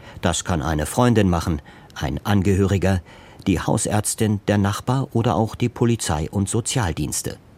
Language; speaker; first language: German; native; German